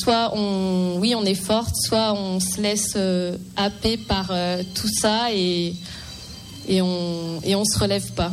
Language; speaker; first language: French; native; French